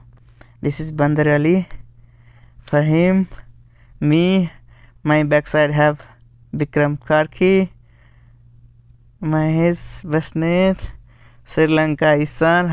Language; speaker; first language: English; non-native, learner; Nepali